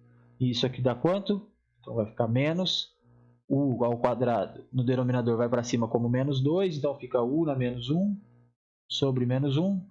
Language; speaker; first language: Portuguese; native; Portuguese